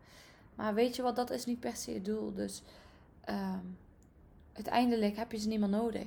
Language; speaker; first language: Dutch; native; Dutch